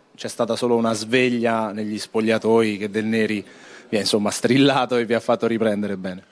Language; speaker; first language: Italian; native; Italian